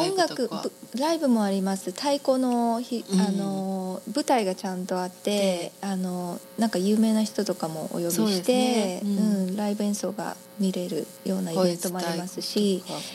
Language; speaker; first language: Japanese; native; Japanese